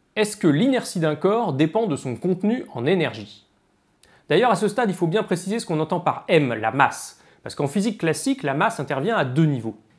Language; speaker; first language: French; native; French